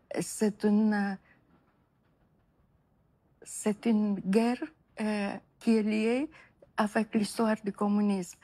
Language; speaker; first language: French; non-native, fluent; Romanian